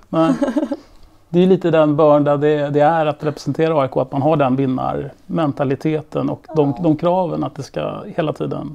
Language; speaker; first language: Swedish; native; Swedish